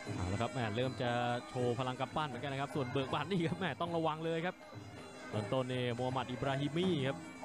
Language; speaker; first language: Thai; native; Thai